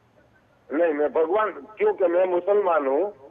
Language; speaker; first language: Hindi; non-native, local second language; Gujarati